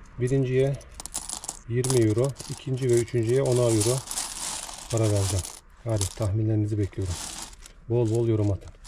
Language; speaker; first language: Turkish; native; Turkish